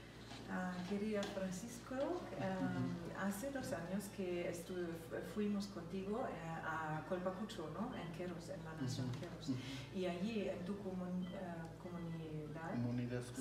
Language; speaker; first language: Spanish; non-native, learner; German